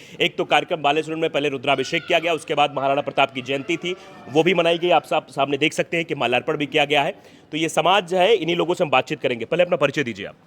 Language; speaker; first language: Hindi; native; Hindi